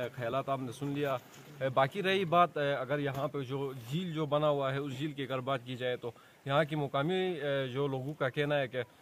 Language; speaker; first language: Urdu; non-native, local second language; Shina